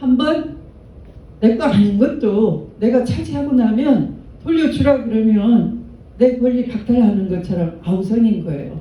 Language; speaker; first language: Korean; native; Korean